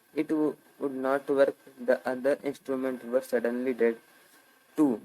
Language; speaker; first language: English; non-native, local second language; Hindi